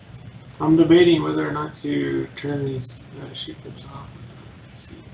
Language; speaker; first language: English; native; English